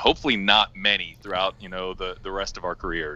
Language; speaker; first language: English; native; English